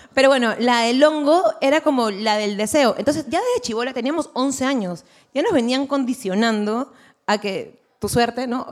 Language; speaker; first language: Spanish; native; Spanish